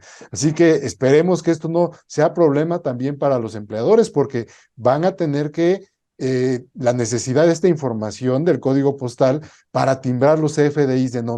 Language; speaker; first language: Spanish; native; Spanish